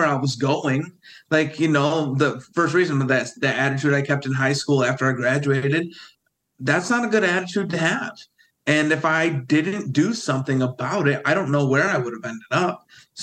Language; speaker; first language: English; native; English